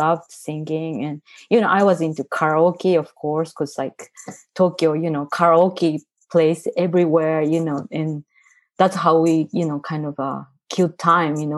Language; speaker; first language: English; non-native, fluent; Japanese